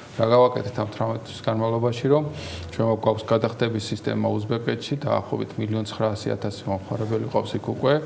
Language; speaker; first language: Georgian; native; Georgian